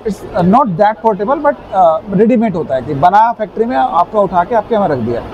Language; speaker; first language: Hindi; native; Hindi